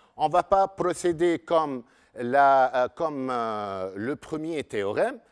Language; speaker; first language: French; non-native, local second language; Arabic